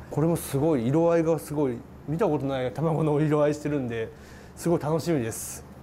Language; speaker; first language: Japanese; native; Japanese